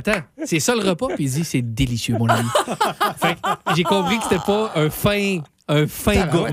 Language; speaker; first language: French; native; French